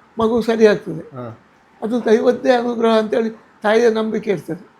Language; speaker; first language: Kannada; non-native, local second language; Tulu